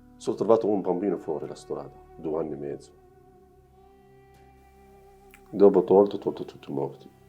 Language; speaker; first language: Italian; non-native, learner; Arabic